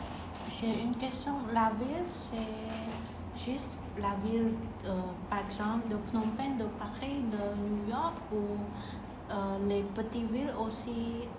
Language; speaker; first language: French; non-native, learner; Khmer